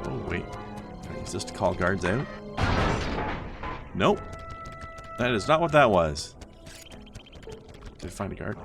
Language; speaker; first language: English; native; English